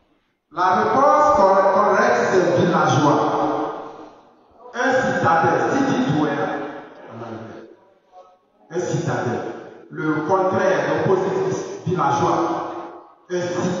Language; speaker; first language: French; non-native, fluent; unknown